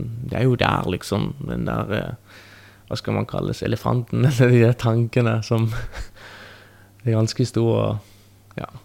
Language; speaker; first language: Norwegian; early bilingual, other home language; Persian